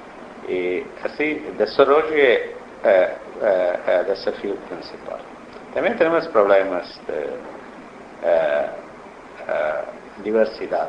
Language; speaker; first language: Spanish; non-native, learner; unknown